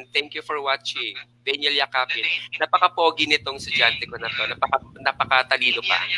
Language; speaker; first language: Filipino; non-native, local second language; Hiligaynon